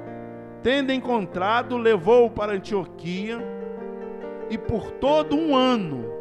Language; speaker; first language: Portuguese; native; Portuguese